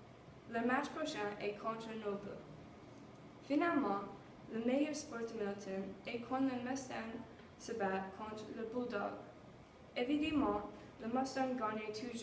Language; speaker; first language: French; non-native, learner; English